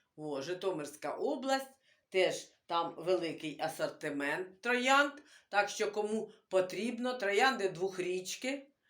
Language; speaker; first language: Ukrainian; non-native, local second language; Russian